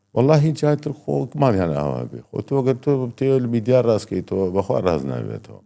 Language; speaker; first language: Central Kurdish; native; Central Kurdish